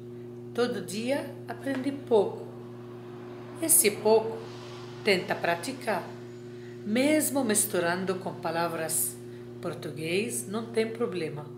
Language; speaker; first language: Portuguese; non-native, fluent; Arabic